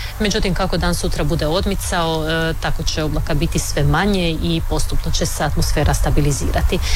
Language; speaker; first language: Croatian; native; Croatian